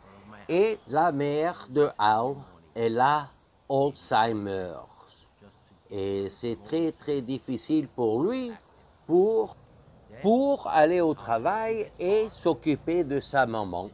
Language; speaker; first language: French; non-native, fluent; English